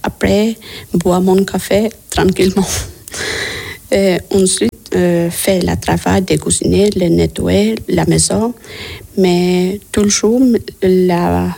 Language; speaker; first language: French; non-native, learner; Albanian